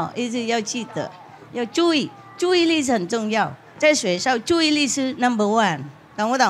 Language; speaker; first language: Chinese; non-native, fluent; Vietnamese